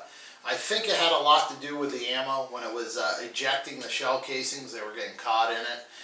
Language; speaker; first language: English; native; English